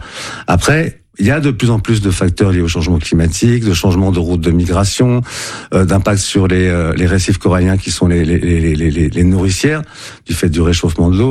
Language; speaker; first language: French; native; French